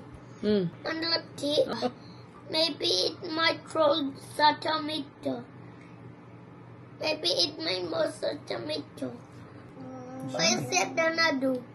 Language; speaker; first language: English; early bilingual, other home language; Filipino